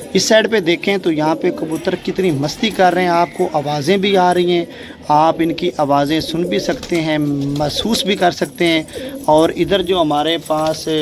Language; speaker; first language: Urdu; native; Urdu